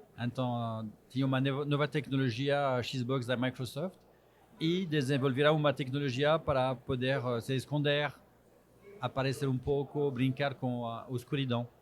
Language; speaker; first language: Portuguese; non-native, fluent; French